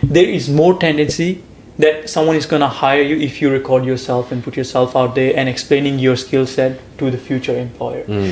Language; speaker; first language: English; non-native, local second language; Punjabi